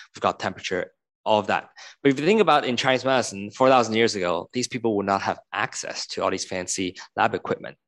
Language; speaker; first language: English; non-native, local second language; Cantonese